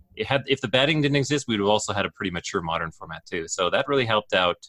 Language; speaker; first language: English; native; English